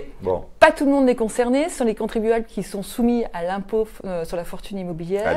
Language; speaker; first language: French; native; French